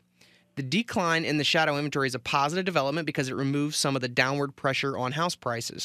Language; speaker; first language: English; native; English